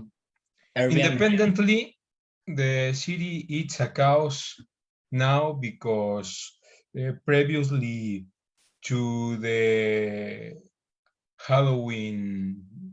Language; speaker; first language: English; non-native, learner; Spanish